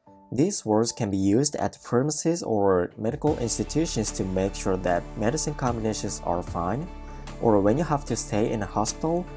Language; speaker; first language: English; non-native, fluent; Japanese